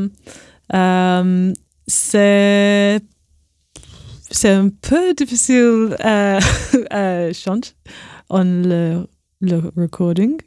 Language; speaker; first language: French; non-native, learner; English